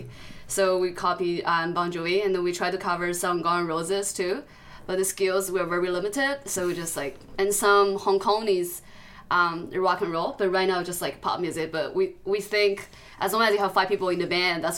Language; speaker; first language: English; non-native, learner; Chinese